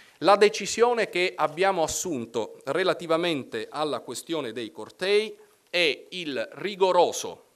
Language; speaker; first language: Italian; native; Italian